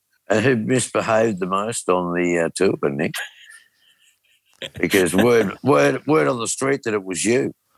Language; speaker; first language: English; native; English